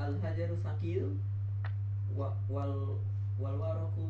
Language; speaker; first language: Arabic; non-native, learner; Indonesian